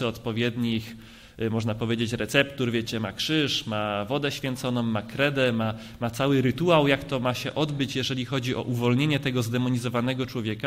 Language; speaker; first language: Polish; native; Polish